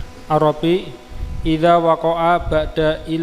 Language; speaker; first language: Arabic; non-native, learner; Indonesian